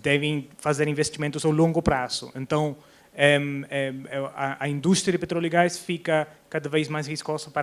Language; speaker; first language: Portuguese; non-native, fluent; Spanish